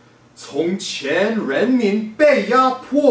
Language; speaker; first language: Chinese; non-native, learner; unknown